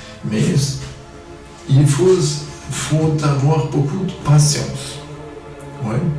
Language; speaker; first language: French; non-native, fluent; German